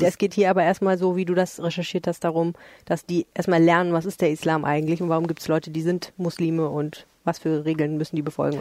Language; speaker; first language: German; native; German